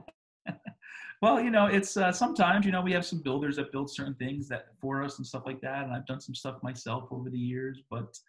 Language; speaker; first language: English; native; English